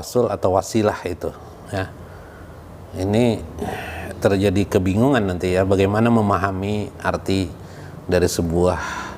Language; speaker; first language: Indonesian; native; Indonesian